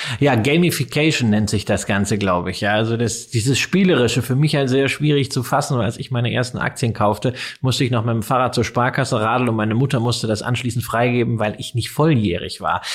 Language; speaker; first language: German; native; German